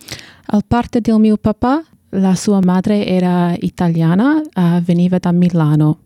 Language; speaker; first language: Italian; non-native, fluent; English